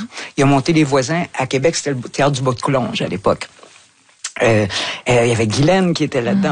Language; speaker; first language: French; native; French